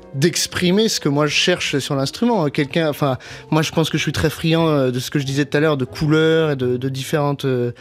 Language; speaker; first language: French; native; French